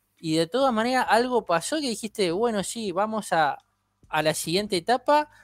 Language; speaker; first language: Spanish; native; Spanish